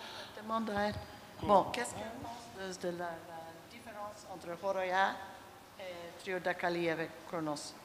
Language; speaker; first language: French; non-native, fluent; English